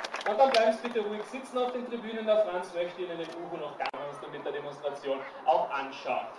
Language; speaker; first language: German; native; German